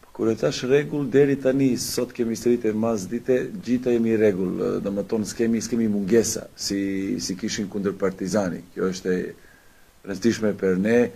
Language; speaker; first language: Albanian; non-native, learner; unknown